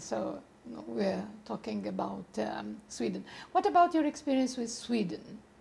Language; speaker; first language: English; non-native, fluent; Romanian